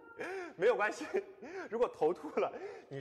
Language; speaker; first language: Chinese; native; Chinese